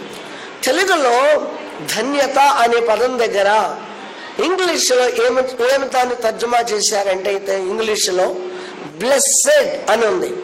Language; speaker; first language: Telugu; native; Telugu